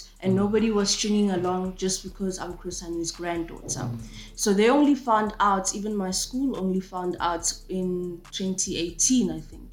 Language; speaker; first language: English; non-native, local second language; Zulu